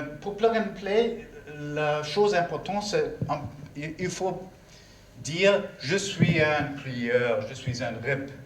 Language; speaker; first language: French; non-native, learner; German